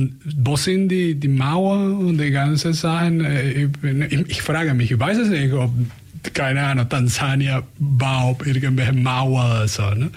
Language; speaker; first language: German; non-native, fluent; Spanish